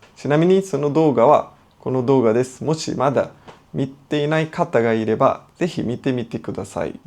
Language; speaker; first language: Japanese; non-native, fluent; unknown